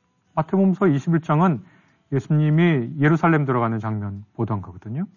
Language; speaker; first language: Korean; native; Korean